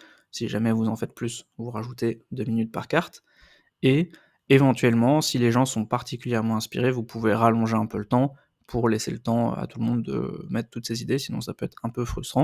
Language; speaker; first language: French; native; French